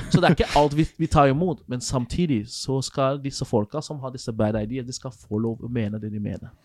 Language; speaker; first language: Norwegian; non-native, fluent; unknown